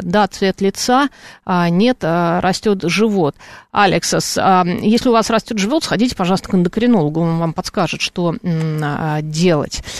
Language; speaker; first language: Russian; native; Russian